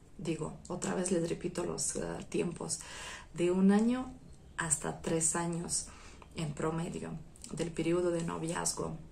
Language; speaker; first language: Spanish; non-native, fluent; Russian